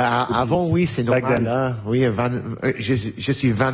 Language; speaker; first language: French; non-native, learner; English